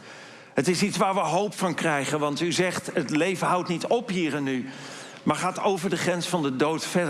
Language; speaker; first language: Dutch; native; Dutch